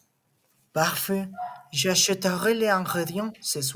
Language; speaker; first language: French; non-native, learner; Spanish